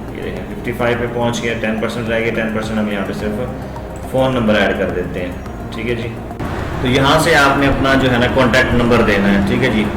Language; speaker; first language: Urdu; non-native, local second language; Punjabi